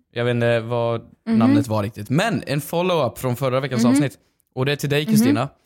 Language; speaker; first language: Swedish; native; Swedish